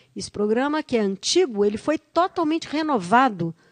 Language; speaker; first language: Portuguese; native; Portuguese